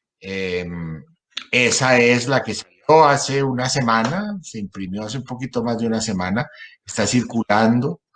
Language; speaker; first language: Spanish; native; Spanish